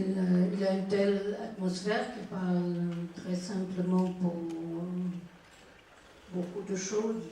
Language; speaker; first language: French; non-native, fluent; German